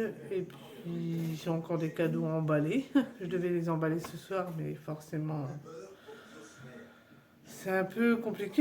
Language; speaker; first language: French; native; French